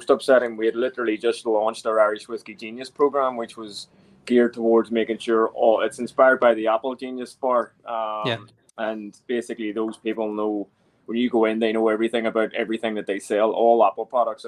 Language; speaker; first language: English; native; English